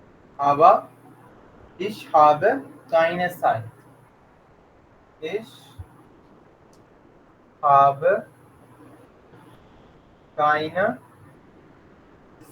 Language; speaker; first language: German; non-native, fluent; Hindi